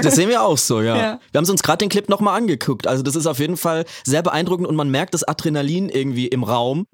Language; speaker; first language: German; native; German